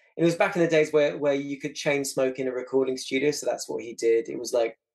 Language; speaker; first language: English; native; English